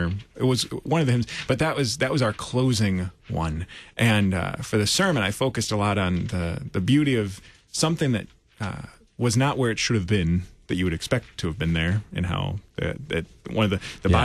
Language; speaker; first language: English; native; English